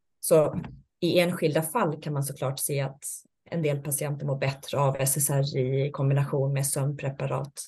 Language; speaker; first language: Swedish; native; Swedish